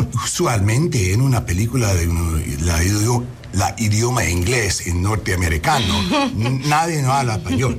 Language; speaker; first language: Spanish; non-native, learner; English